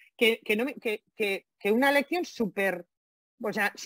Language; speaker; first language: Spanish; native; Spanish